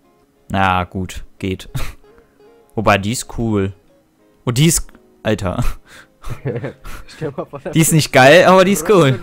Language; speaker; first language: German; native; German